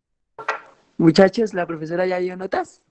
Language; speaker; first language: Spanish; native; Spanish